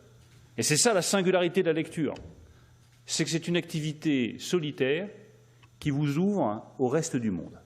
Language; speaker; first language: French; native; French